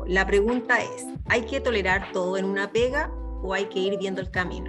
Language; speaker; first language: Spanish; native; Spanish